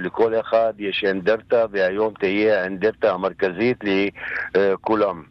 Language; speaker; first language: Hebrew; non-native, local second language; Arabic